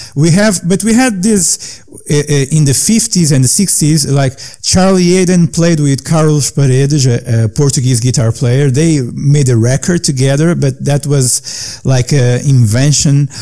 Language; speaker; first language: English; non-native, learner; Portuguese